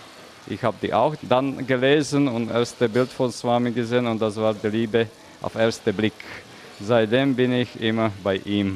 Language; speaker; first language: German; non-native, fluent; Slovak